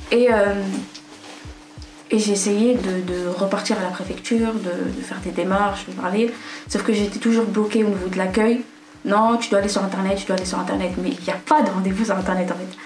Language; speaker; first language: French; non-native, local second language; Arabic